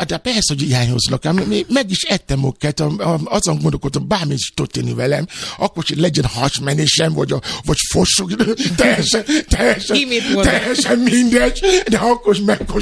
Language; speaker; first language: Hungarian; non-native, learner; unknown